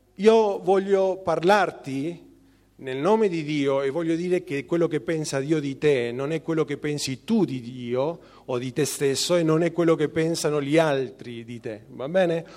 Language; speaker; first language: Italian; non-native, fluent; Spanish